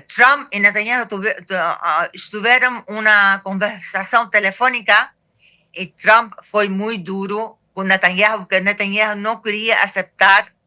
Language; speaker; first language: Portuguese; non-native, fluent; Arabic